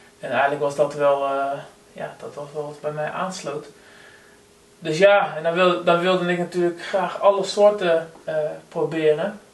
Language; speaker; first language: Dutch; native; Dutch